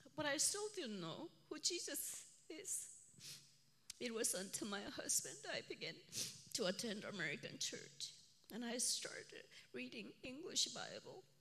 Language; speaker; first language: English; non-native, fluent; Korean